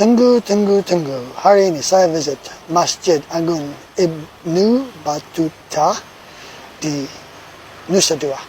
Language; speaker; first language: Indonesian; non-native, learner; English